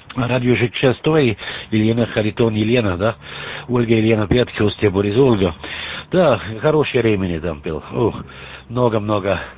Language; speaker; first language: Russian; non-native, learner; German